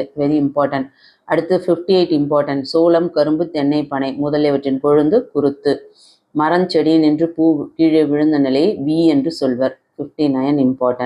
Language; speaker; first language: Tamil; native; Tamil